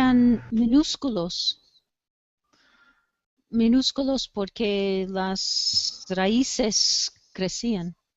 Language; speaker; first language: Spanish; non-native, learner; English